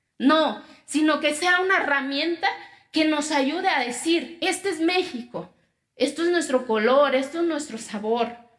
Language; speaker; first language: Spanish; non-native, local second language; Zapotec